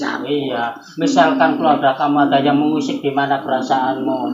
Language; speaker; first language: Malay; non-native, local second language; Javanese